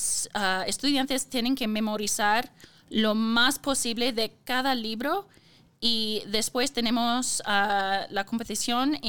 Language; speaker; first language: Spanish; non-native, fluent; English